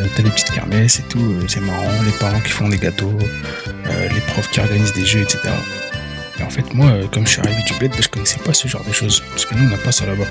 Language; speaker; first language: French; early bilingual, other home language; Arabic